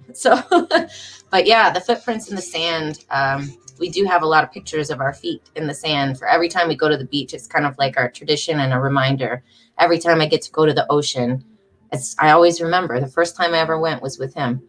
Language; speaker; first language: English; native; English